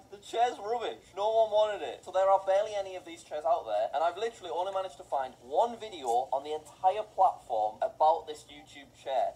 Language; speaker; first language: English; native; English